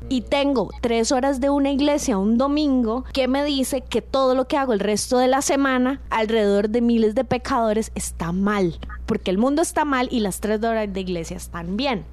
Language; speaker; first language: Spanish; native; Spanish